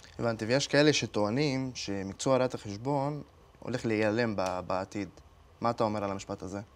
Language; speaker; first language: Hebrew; non-native, local second language; Arabic